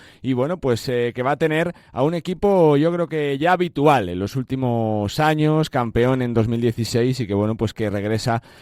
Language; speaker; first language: Spanish; native; Spanish